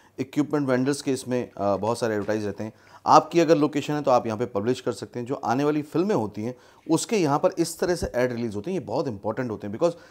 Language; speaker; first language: Hindi; native; Hindi